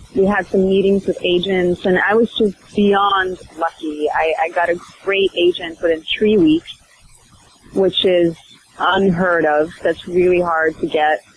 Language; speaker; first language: English; early bilingual, other home language; Swedish